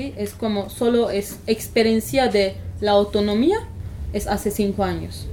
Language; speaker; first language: Spanish; non-native, learner; Kurdish